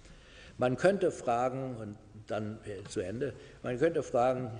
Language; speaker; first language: German; non-native, fluent; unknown